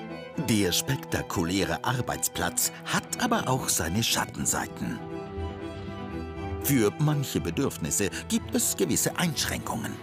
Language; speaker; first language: German; native; German